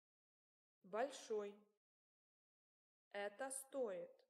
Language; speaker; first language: Russian; non-native, learner; English